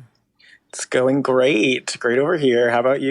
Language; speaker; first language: English; native; English